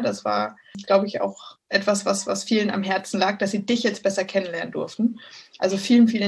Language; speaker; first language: German; native; German